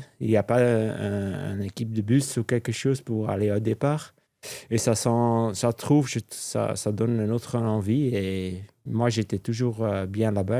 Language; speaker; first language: French; non-native, local second language; Dutch